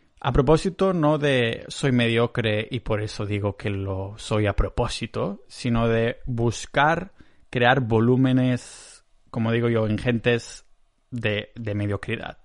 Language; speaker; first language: Spanish; non-native, local second language; Catalan